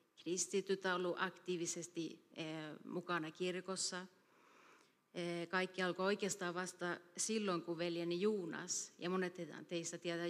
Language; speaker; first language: Finnish; early bilingual, heritage; Finnish